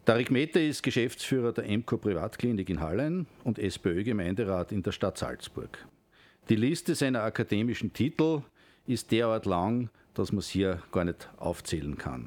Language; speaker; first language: German; native; German